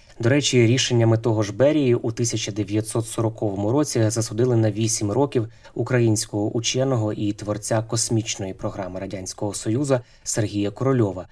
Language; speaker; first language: Ukrainian; native; Ukrainian